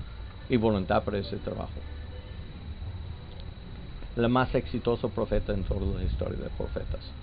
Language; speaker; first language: Spanish; non-native, learner; English